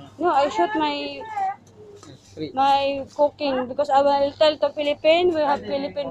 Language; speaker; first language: English; non-native, local second language; Filipino